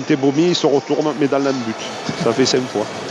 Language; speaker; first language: French; native; French